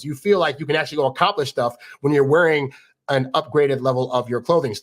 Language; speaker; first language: English; native; English